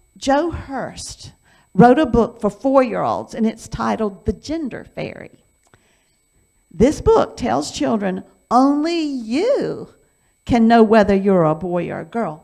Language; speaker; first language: English; native; English